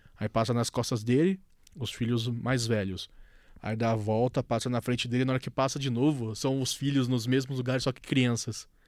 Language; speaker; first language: Portuguese; native; Portuguese